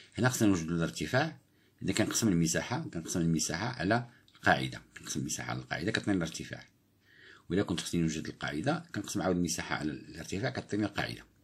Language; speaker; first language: Arabic; native; Arabic